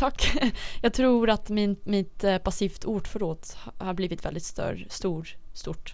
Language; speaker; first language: Swedish; non-native, fluent; Dutch